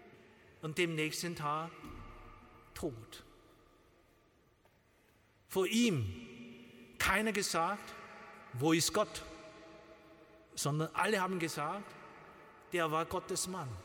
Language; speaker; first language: German; non-native, learner; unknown